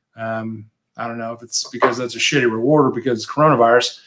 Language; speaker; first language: English; native; English